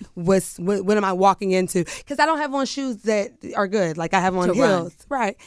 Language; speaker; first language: English; native; English